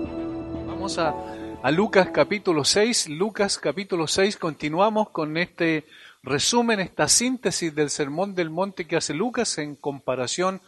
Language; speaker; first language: Spanish; native; Spanish